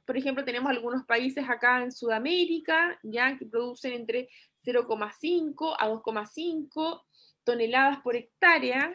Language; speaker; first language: Spanish; native; Spanish